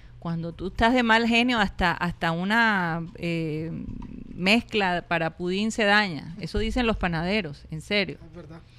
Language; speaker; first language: Spanish; native; Spanish